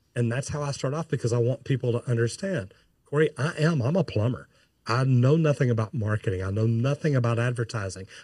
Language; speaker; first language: English; native; English